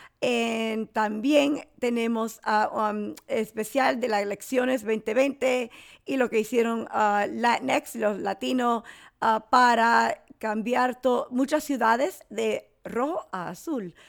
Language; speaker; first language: Spanish; early bilingual, heritage; English